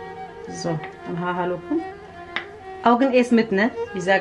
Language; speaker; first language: German; non-native, learner; Central Kurdish